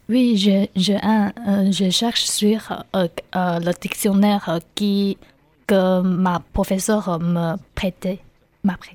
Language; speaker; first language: French; non-native, learner; Chinese